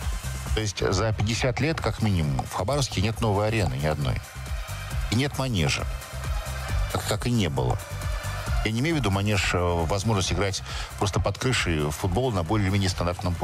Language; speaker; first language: Russian; native; Russian